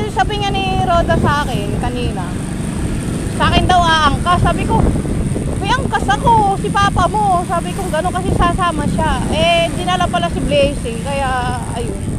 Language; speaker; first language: Filipino; non-native, local second language; Waray